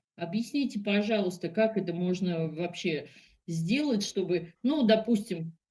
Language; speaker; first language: Russian; native; Russian